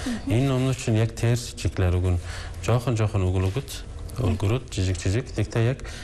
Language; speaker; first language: Mongolian; non-native, fluent; Turkish